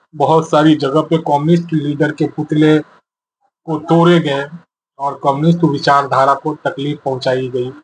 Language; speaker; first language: Hindi; native; Hindi